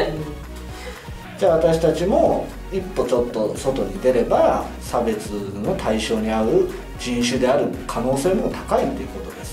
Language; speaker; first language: Japanese; native; Japanese